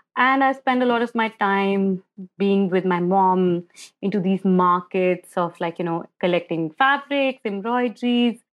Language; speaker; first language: English; non-native, local second language; Hindi